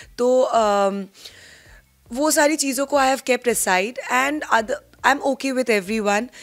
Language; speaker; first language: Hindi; non-native, local second language; Bangla